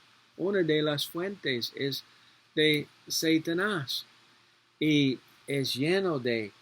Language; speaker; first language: Spanish; non-native, learner; English